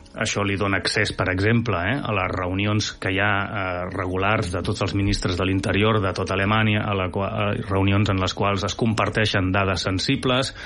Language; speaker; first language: Catalan; native; Catalan